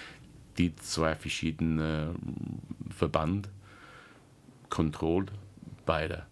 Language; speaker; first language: German; non-native, learner; English